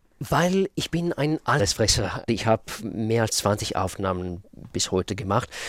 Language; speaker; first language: German; non-native, fluent; Russian